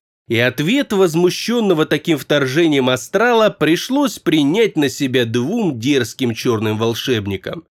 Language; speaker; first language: Russian; native; Russian